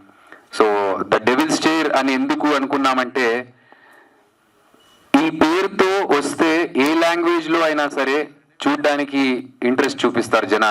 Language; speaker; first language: Telugu; native; Telugu